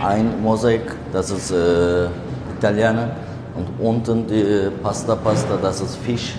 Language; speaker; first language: German; non-native, learner; Turkish